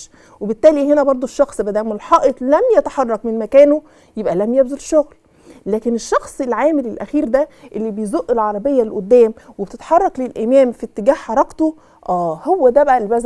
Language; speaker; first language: Arabic; native; Arabic